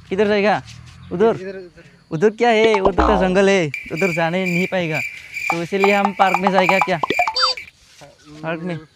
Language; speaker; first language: Hindi; non-native, local second language; Bodo